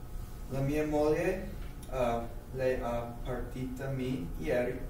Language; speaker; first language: Italian; non-native, learner; English